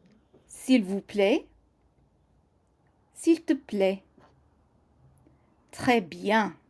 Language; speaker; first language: French; non-native, fluent; English